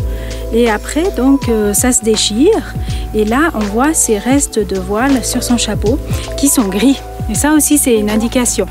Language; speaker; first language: French; native; French